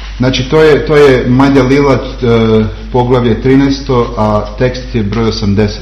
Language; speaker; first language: Serbian; native; Serbian